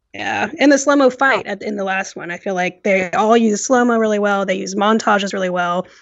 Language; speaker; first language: English; native; English